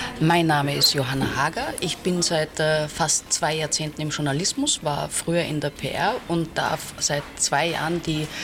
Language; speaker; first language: German; native; German